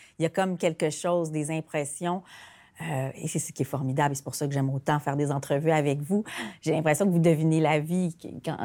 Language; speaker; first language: French; native; French